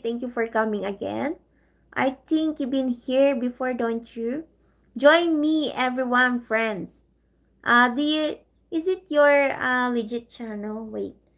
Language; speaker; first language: English; non-native, local second language; Filipino